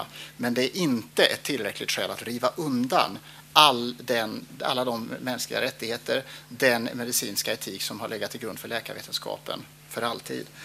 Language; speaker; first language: Swedish; native; Swedish